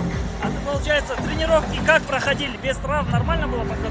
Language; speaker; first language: Russian; native; Russian